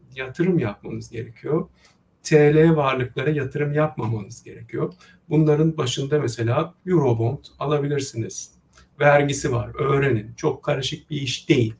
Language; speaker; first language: Turkish; native; Turkish